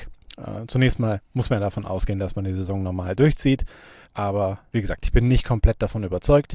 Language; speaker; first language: German; native; German